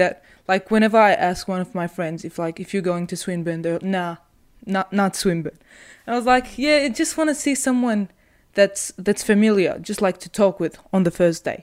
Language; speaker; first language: English; non-native, fluent; Arabic